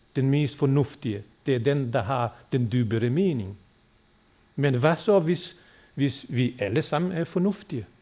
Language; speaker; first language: Danish; native; Danish